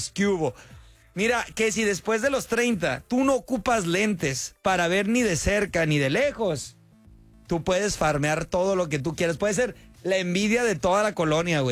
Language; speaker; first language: Spanish; native; Spanish